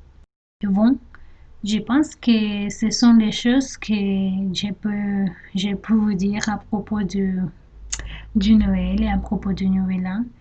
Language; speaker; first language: French; non-native, learner; Spanish